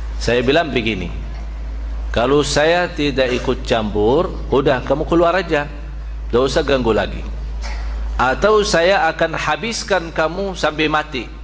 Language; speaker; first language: Malay; non-native, fluent; Arabic